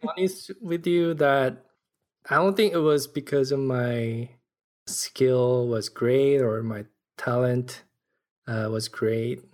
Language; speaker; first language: English; non-native, fluent; Korean